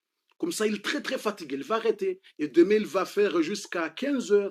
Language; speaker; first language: French; non-native, learner; Comorian